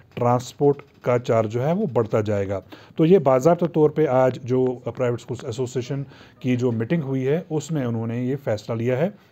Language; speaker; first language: Hindi; non-native, local second language; Kashmiri